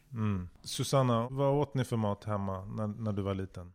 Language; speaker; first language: Swedish; native; Swedish